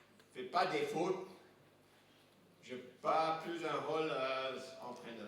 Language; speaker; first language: French; non-native, fluent; English